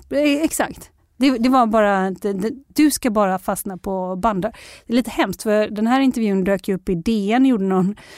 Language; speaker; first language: Swedish; native; Swedish